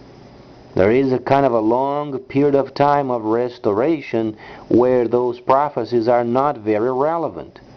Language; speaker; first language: English; non-native, fluent; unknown